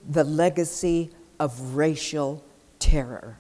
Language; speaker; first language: English; native; English